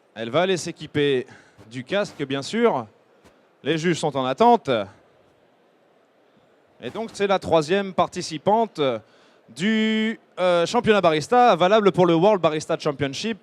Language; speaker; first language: French; native; French